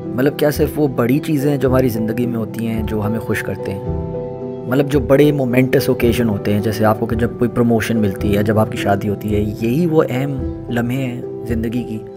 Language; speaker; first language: Urdu; native; Urdu